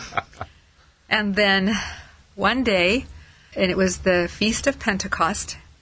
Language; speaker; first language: English; native; English